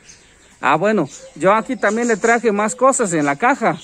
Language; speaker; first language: Spanish; native; Spanish